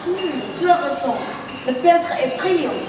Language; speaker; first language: French; non-native, learner; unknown